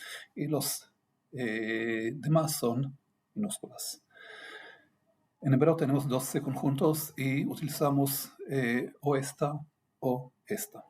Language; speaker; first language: Spanish; non-native, fluent; Hebrew